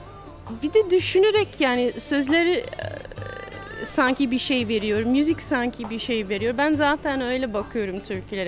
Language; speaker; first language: Turkish; non-native, fluent; English